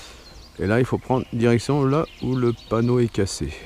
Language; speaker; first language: French; native; French